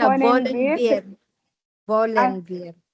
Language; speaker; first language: German; non-native, learner; Filipino